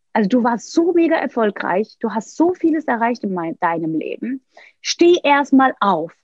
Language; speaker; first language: German; non-native, fluent; Turkish